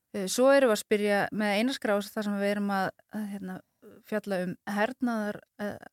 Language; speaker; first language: Icelandic; native; Icelandic